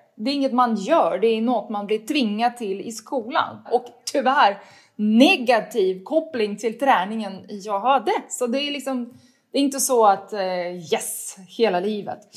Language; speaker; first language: Swedish; non-native, fluent; Russian